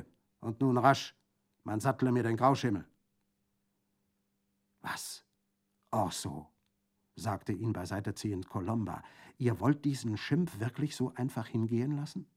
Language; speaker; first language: German; native; German